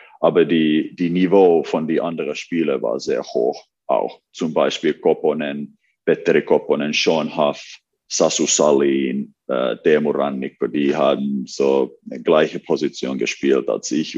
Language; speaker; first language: German; non-native, learner; Finnish